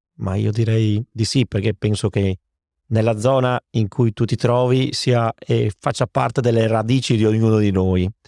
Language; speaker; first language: Italian; native; Italian